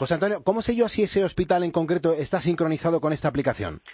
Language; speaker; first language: Spanish; native; Spanish